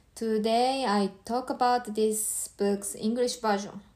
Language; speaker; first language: English; non-native, learner; Japanese